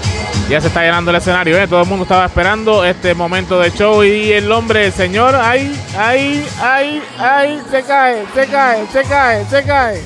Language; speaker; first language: Spanish; native; Spanish